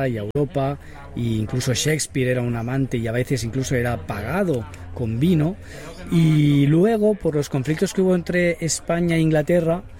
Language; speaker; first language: Spanish; native; Spanish